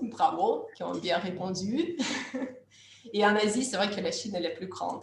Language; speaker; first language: French; non-native, fluent; Russian